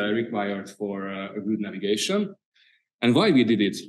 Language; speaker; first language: English; non-native, fluent; Hungarian